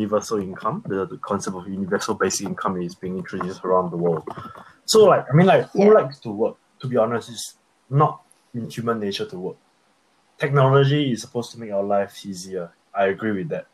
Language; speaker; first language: English; early bilingual, other home language; Korean